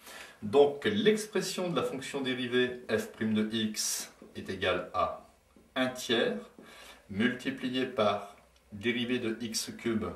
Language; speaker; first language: French; native; French